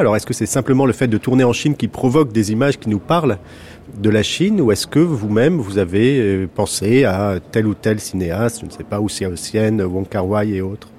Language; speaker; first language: French; native; French